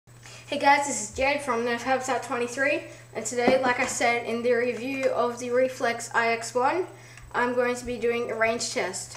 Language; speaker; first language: English; native; English